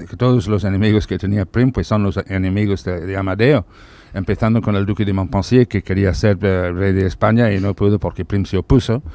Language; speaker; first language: Spanish; non-native, fluent; English